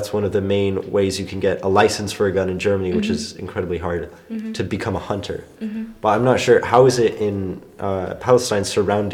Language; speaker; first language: English; native; English